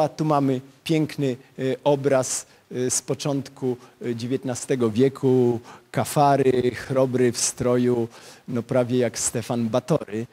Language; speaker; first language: Polish; native; Polish